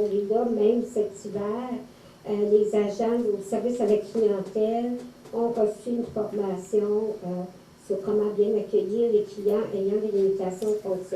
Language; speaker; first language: French; native; French